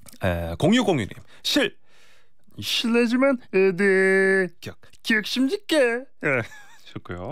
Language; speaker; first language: Korean; native; Korean